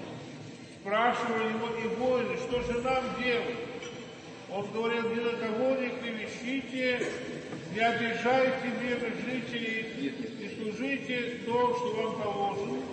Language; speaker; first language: Russian; native; Russian